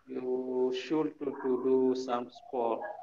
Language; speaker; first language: English; non-native, learner; French